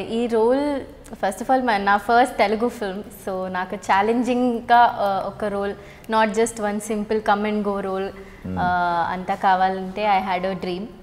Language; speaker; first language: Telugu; non-native, learner; Tamil